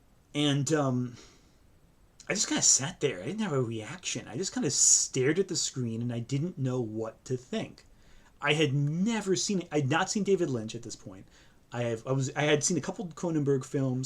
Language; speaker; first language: English; native; English